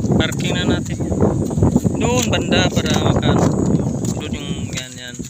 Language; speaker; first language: Filipino; non-native, local second language; Cebuano